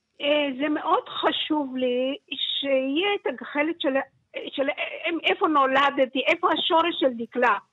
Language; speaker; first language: Hebrew; early bilingual, other home language; Persian